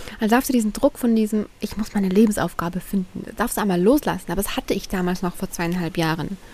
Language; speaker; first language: German; native; German